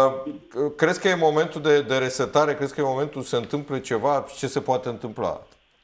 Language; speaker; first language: Romanian; native; Romanian